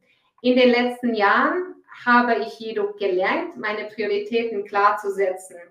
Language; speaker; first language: German; non-native, fluent; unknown